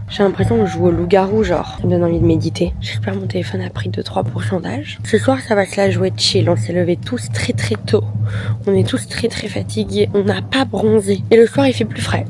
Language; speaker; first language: French; native; French